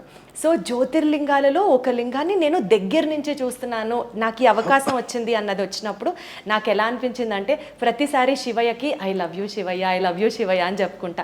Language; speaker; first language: Telugu; native; Telugu